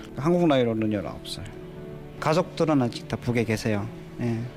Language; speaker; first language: Korean; native; Korean